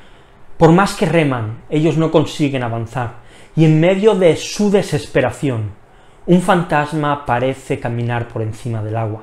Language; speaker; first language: Spanish; native; Spanish